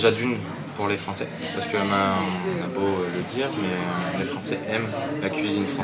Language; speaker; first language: French; native; French